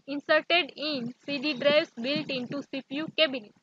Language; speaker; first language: English; non-native, local second language; Gujarati